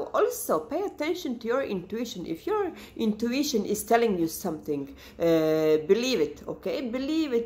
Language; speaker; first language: English; non-native, fluent; Serbian